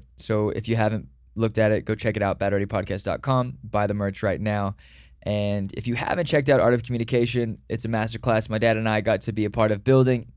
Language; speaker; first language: English; native; English